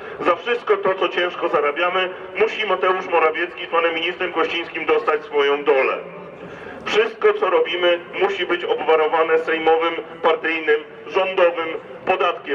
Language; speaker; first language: Polish; native; Polish